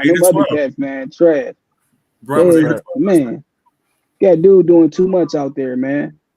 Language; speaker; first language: English; native; English